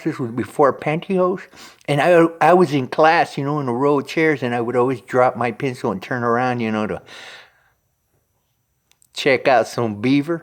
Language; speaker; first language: English; native; English